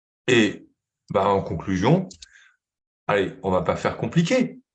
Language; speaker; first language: French; native; French